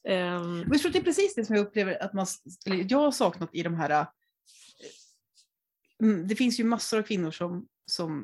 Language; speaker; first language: Swedish; native; Swedish